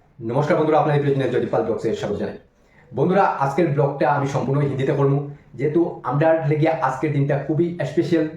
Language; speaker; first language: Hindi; non-native, local second language; Bangla